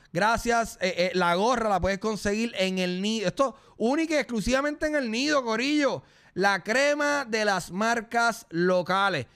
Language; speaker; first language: Spanish; native; Spanish